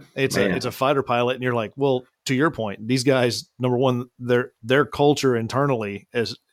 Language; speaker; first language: English; native; English